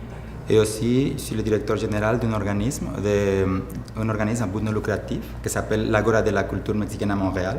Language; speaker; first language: French; non-native, fluent; Spanish